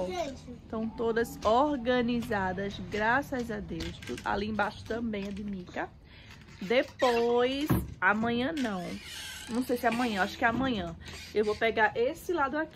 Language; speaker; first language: Portuguese; native; Portuguese